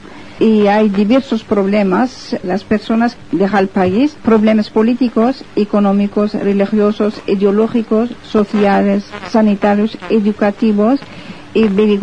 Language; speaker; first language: Spanish; non-native, fluent; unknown